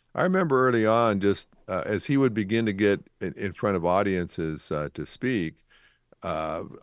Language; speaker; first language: English; native; English